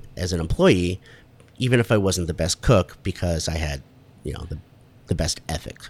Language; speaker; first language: English; native; English